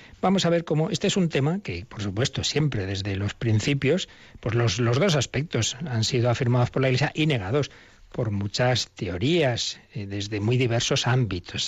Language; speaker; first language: Spanish; native; Spanish